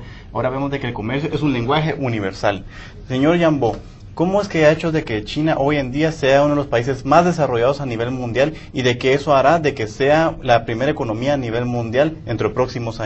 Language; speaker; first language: Spanish; native; Spanish